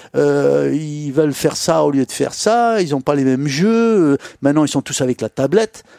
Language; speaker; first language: French; native; French